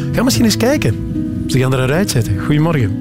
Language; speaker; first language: Dutch; native; Dutch